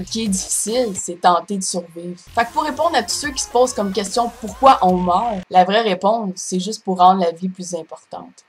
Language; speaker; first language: French; native; French